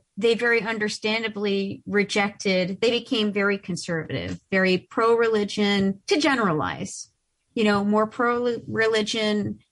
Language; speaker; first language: English; early bilingual, other home language; Ukrainian